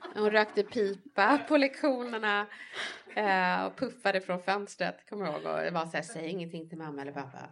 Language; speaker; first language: Swedish; native; Swedish